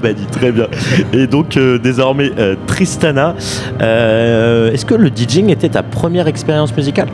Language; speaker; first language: French; native; French